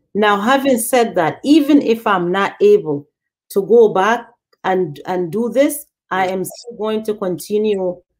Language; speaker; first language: English; native; English